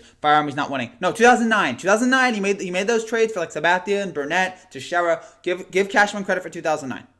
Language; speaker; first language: English; native; English